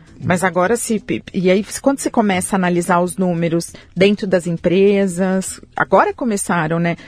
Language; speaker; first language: Portuguese; early bilingual, other home language; Spanish